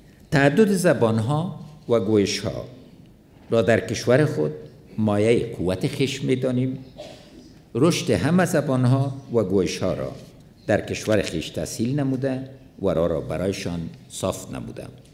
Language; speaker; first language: Persian; non-native, local second language; Pashto